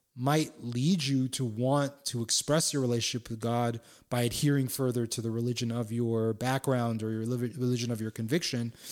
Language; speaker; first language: English; native; English